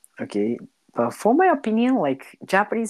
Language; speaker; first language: English; non-native, learner; Japanese